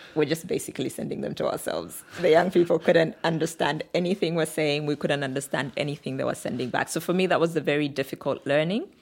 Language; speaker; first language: English; non-native, local second language; Bemba